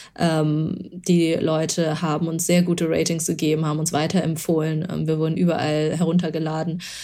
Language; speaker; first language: German; early bilingual, other home language; Chinese